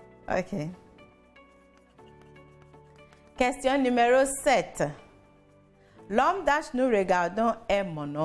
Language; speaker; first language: French; non-native, fluent; English